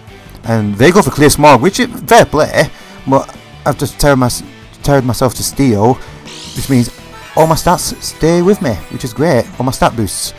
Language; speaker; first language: English; native; English